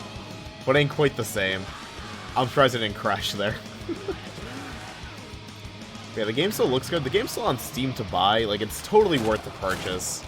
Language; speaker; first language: English; native; English